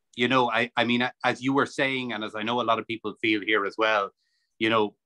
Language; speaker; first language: English; native; English